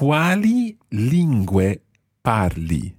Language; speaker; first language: Italian; non-native, fluent; English